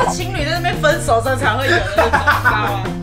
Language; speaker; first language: Chinese; native; Chinese